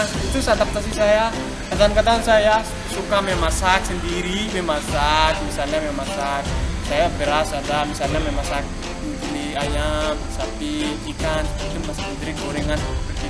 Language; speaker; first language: Indonesian; non-native, learner; Malagasy